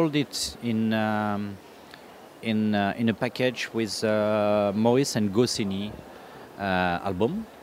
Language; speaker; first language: English; non-native, learner; French